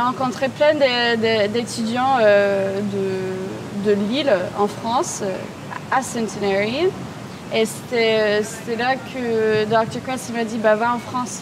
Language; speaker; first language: French; non-native, local second language; English